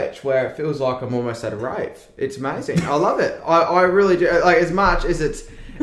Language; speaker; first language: English; native; English